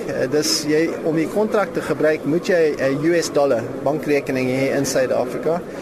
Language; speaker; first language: Afrikaans; non-native, local second language; English